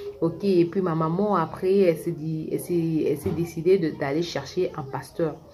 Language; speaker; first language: French; non-native, local second language; Lingala